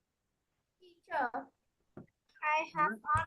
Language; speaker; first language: English; non-native, learner; Vietnamese